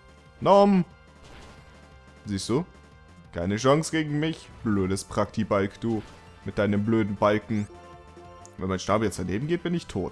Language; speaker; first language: German; native; German